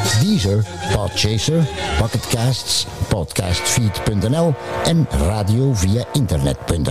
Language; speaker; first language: Dutch; native; Dutch